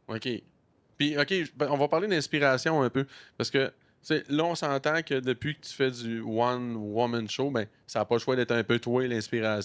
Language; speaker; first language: French; native; French